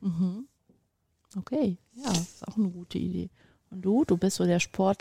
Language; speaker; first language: German; native; German